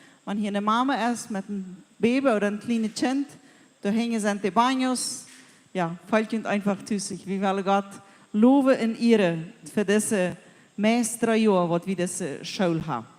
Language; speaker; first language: German; non-native, local second language; Low German